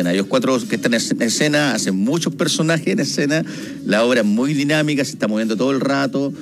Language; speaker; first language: Spanish; native; Spanish